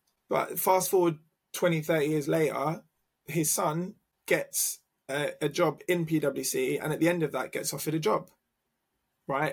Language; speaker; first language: English; native; English